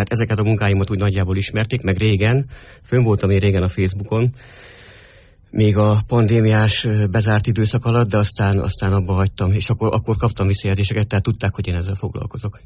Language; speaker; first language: Hungarian; native; Hungarian